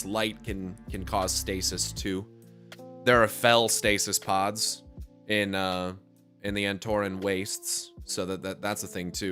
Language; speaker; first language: English; native; English